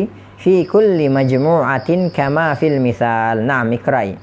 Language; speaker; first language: Arabic; non-native, fluent; Indonesian